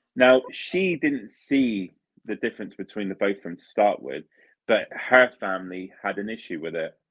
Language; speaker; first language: English; early bilingual, other home language; Italian